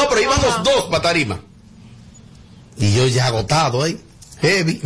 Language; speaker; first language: Spanish; native; Spanish